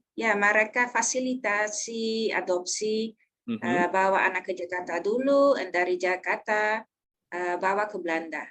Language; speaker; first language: Indonesian; non-native, learner; Dutch